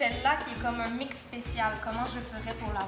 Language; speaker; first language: French; native; French